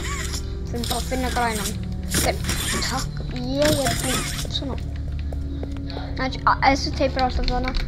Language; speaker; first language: Icelandic; early bilingual, heritage; Icelandic